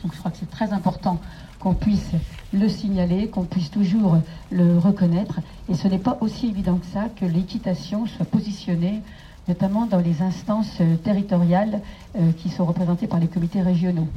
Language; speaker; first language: French; native; French